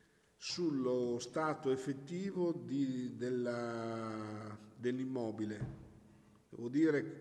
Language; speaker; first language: Italian; native; Italian